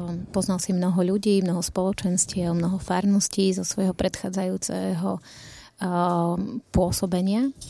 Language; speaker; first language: Slovak; native; Slovak